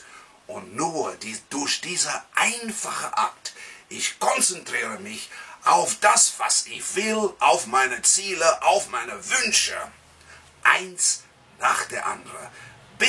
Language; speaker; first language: German; non-native, fluent; English